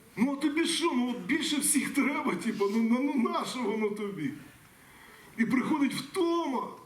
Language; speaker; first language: Ukrainian; non-native, local second language; Russian